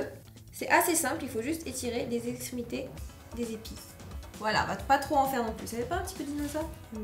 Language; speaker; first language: French; native; French